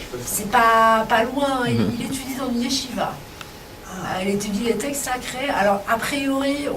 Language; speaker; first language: French; native; French